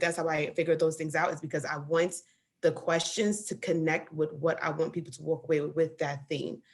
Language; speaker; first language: English; native; English